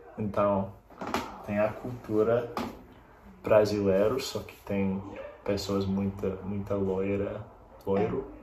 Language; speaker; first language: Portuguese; non-native, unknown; English